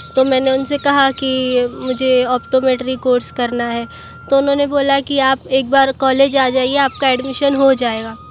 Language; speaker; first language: Hindi; non-native, local second language; Marathi